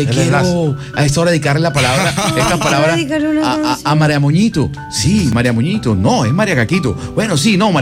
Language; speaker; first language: Spanish; native; Spanish